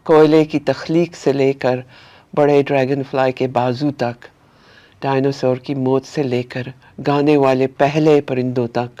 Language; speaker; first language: Urdu; early bilingual, heritage; Urdu